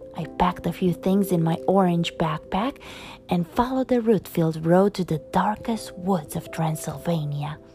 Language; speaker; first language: English; non-native, fluent; Romanian